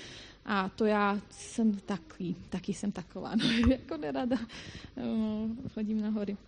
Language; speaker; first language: Czech; non-native, fluent; Croatian